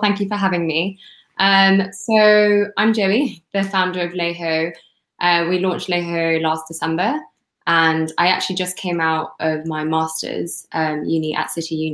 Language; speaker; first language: English; non-native, local second language; Cantonese